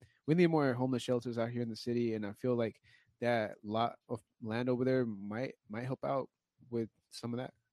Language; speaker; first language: English; early bilingual, other home language; Spanish